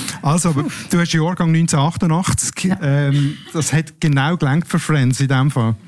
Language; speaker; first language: German; native; German